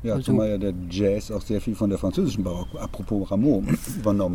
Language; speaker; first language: German; native; German